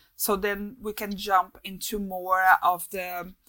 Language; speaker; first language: English; non-native, fluent; Portuguese